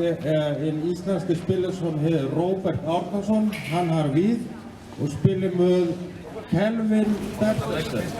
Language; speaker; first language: Danish; non-native, learner; Icelandic